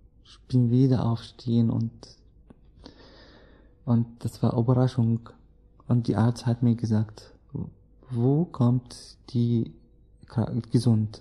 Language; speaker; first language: German; non-native, learner; Arabic